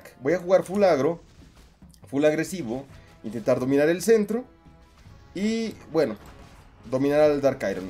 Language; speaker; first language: Spanish; native; Spanish